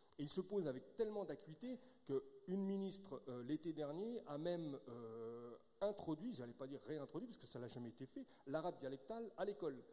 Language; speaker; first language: French; native; French